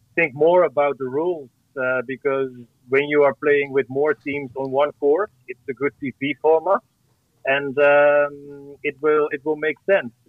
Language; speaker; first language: English; non-native, fluent; Dutch